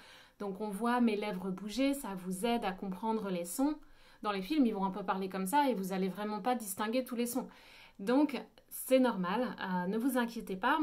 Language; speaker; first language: French; native; French